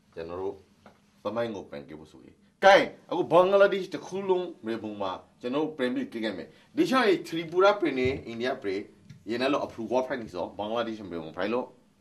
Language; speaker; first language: Burmese; native; Burmese